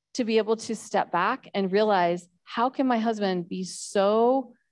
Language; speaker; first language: English; native; English